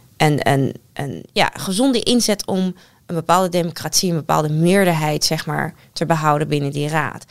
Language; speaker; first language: Dutch; native; Dutch